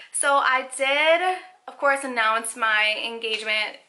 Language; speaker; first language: English; native; English